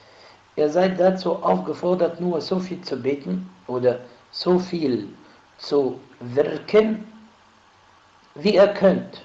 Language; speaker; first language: German; non-native, fluent; Arabic